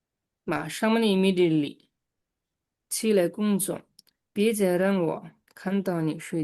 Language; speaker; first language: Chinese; non-native, fluent; Bangla